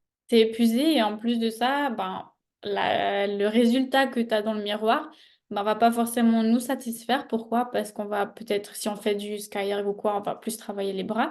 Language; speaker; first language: French; native; French